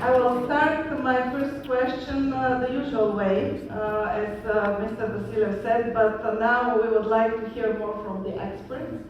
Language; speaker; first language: English; non-native, fluent; Bulgarian